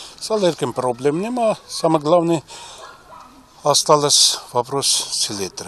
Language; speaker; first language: Russian; non-native, learner; Armenian